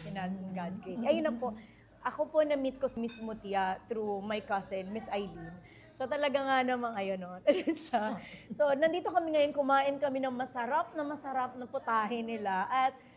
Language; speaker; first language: Filipino; native; Filipino